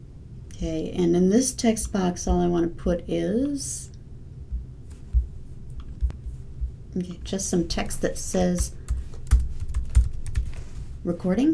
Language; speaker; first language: English; native; English